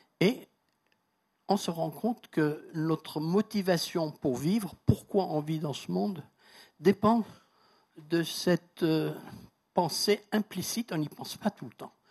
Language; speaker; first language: French; non-native, fluent; Persian